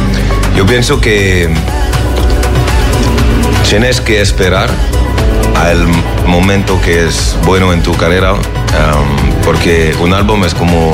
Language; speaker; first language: Spanish; non-native, learner; French